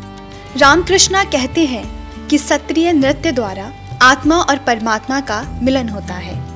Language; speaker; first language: Hindi; native; Hindi